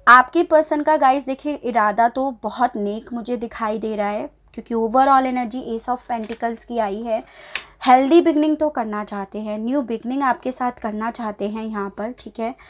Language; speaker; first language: Hindi; native; Hindi